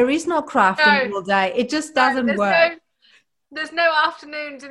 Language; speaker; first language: English; native; English